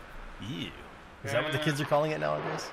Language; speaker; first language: English; native; English